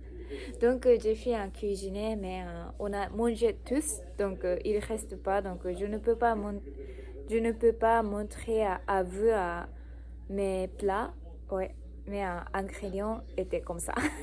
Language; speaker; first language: French; non-native, learner; Japanese